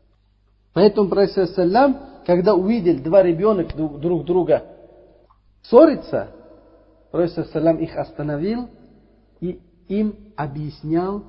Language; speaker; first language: Russian; non-native, learner; Uzbek